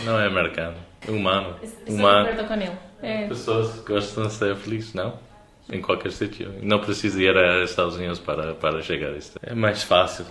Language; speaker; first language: Portuguese; non-native, learner; English